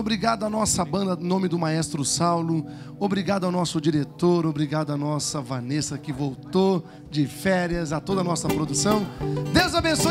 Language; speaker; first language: Portuguese; native; Portuguese